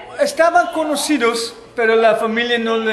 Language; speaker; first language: Spanish; non-native, fluent; Dutch